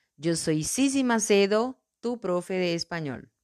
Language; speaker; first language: Spanish; non-native, fluent; Portuguese